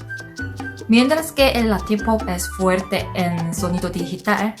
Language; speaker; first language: Spanish; non-native, learner; Korean